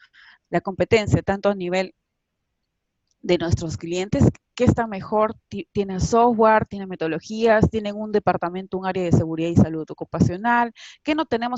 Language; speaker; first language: Spanish; native; Spanish